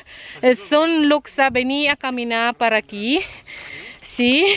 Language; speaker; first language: Catalan; non-native, learner; Filipino